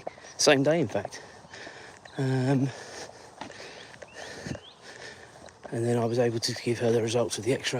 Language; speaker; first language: English; native; English